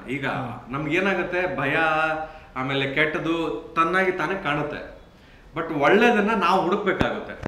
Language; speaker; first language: Kannada; native; Kannada